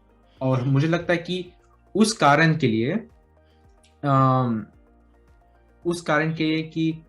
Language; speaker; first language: Hindi; early bilingual, heritage; Hindi